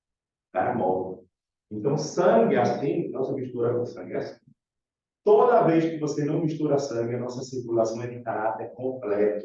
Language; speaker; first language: Portuguese; native; Portuguese